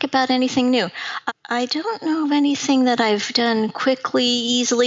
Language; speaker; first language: English; native; English